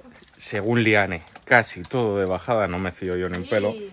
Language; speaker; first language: Spanish; native; Spanish